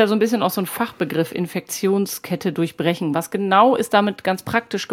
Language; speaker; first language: German; native; German